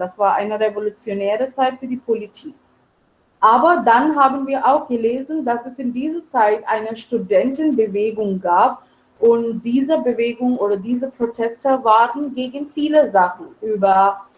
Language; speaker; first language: German; non-native, fluent; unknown